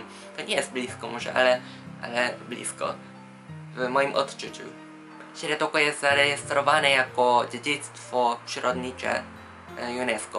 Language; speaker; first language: Polish; non-native, fluent; Japanese